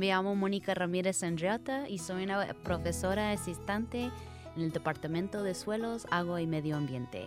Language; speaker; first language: Spanish; early bilingual, heritage; Spanish